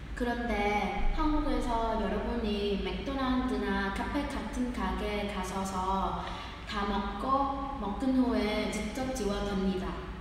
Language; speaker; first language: Korean; non-native, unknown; Vietnamese